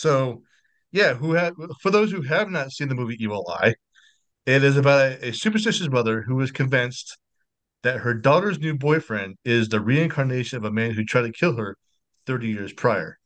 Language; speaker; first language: English; native; English